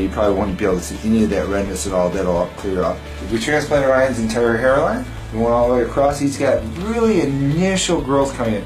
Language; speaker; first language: English; native; English